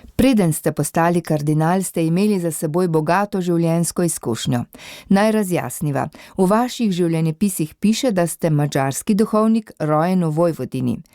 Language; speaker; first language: Slovenian; native; Slovenian